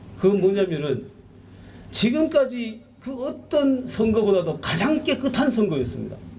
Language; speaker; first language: Korean; native; Korean